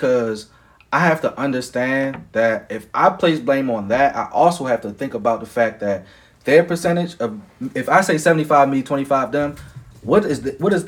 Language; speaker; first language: English; native; English